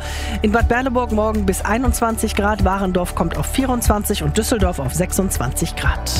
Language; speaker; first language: German; native; German